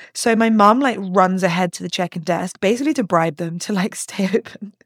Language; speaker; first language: English; native; English